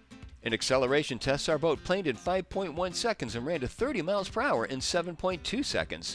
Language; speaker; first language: English; native; English